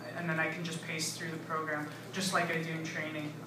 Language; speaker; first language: English; native; English